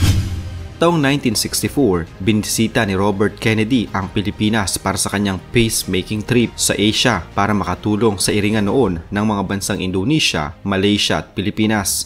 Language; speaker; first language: Filipino; native; Filipino